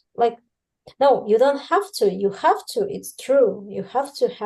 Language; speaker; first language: English; non-native, fluent; Russian